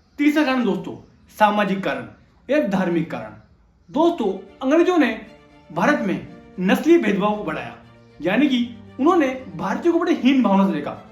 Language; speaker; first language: Hindi; non-native, local second language; Bangla